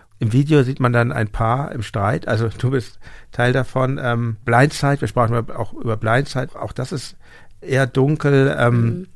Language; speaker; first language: German; native; German